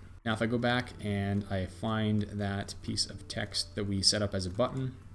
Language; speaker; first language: English; native; English